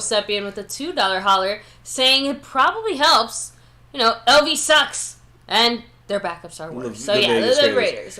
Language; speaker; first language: English; native; English